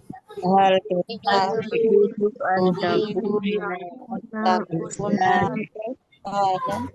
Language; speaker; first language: Arabic; non-native, learner; Indonesian